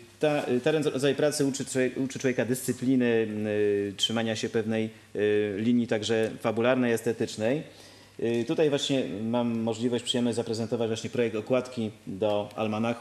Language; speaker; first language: Polish; native; Polish